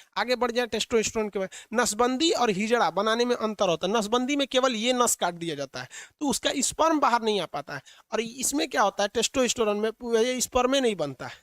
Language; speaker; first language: Hindi; native; Hindi